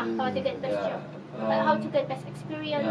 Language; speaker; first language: English; non-native, fluent; Indonesian